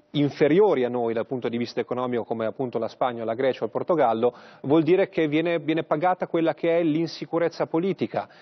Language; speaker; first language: Italian; native; Italian